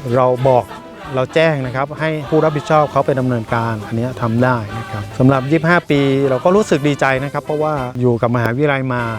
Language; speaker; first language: Thai; native; Thai